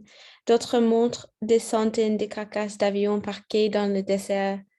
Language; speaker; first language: French; non-native, learner; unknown